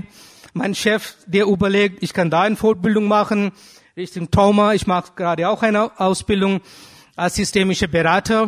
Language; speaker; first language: German; non-native, fluent; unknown